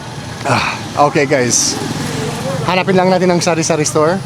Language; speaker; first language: Filipino; non-native, learner; English